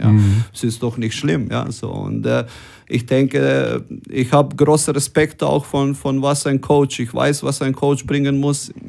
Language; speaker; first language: German; non-native, fluent; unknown